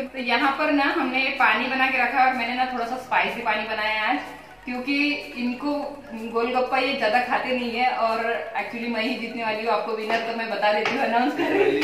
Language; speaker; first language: Hindi; non-native, local second language; Marathi